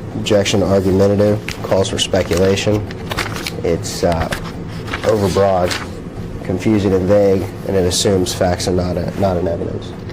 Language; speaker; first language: English; native; English